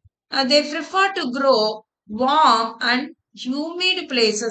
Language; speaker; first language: English; non-native, local second language; Tamil